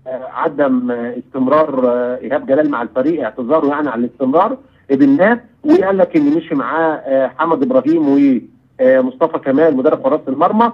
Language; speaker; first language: Arabic; native; Arabic